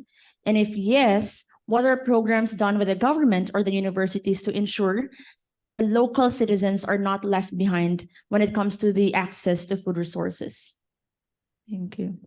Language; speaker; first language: English; non-native, learner; Indonesian